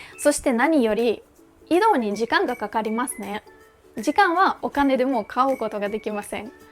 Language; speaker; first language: Japanese; non-native, fluent; Russian